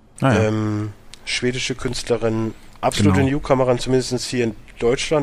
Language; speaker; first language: German; native; German